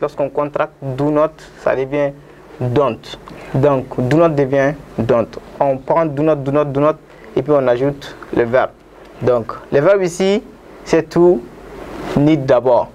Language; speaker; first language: French; non-native, local second language; Bambara